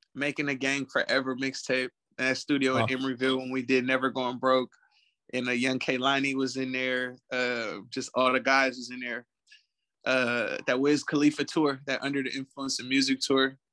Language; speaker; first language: English; native; English